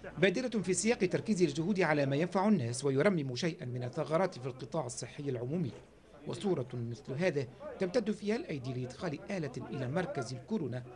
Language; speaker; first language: Arabic; native; Arabic